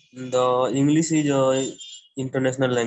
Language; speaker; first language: English; non-native, learner; Hindi